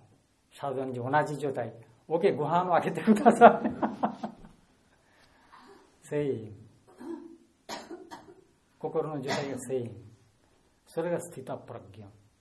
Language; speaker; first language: Japanese; non-native, learner; Bangla